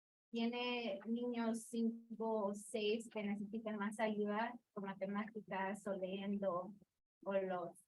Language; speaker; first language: Spanish; early bilingual, heritage; Spanish